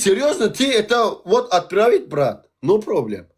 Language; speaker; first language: Russian; non-native, learner; Turkmen